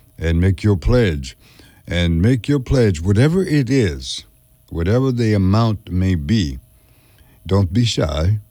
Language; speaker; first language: English; early bilingual, other home language; French